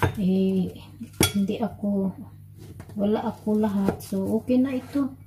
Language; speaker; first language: Filipino; non-native, local second language; Cebuano